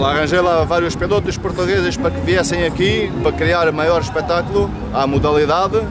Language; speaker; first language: Spanish; non-native, learner; Portuguese